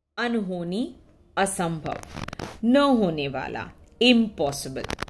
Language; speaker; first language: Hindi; non-native, local second language; Marathi